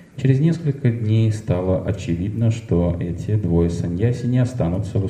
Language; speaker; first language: Russian; native; Russian